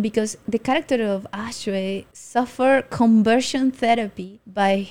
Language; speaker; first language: English; non-native, fluent; Spanish